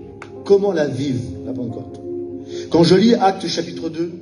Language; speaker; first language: French; native; French